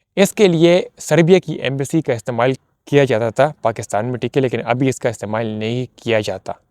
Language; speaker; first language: Urdu; non-native, local second language; Punjabi